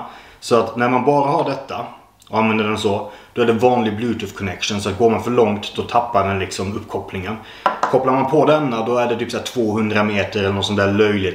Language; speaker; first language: Swedish; native; Swedish